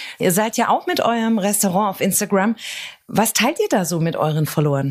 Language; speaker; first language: German; native; German